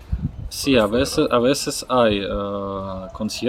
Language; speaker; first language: Spanish; non-native, learner; Russian